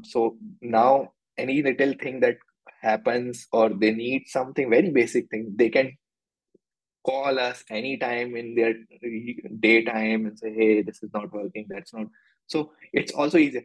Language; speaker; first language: English; non-native, local second language; Hindi